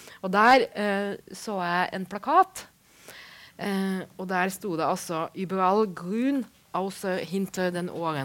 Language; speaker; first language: Norwegian; native; Norwegian